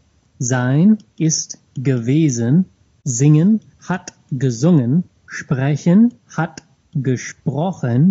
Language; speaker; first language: German; non-native, fluent; English